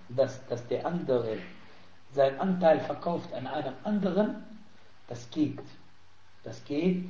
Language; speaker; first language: German; non-native, fluent; Arabic